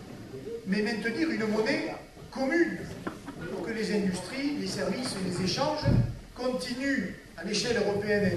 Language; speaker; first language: French; native; French